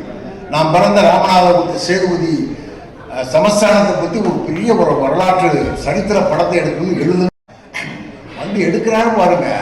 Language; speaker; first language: Tamil; native; Tamil